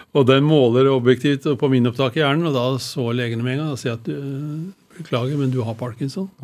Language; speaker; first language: Norwegian; native; Norwegian